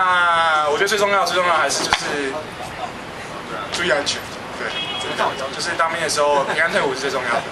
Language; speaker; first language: Chinese; non-native, local second language; Cantonese